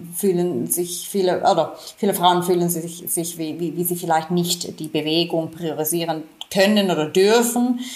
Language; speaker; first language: German; non-native, fluent; Finnish